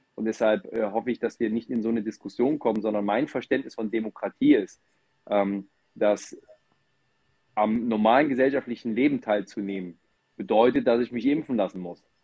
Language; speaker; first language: German; native; German